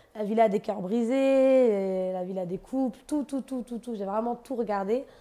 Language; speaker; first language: French; native; French